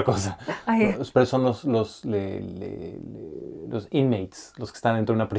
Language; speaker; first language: Spanish; native; Spanish